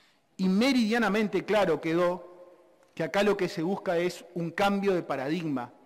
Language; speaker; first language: Spanish; native; Spanish